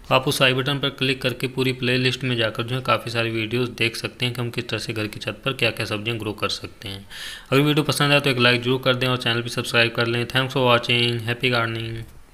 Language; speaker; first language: Hindi; native; Hindi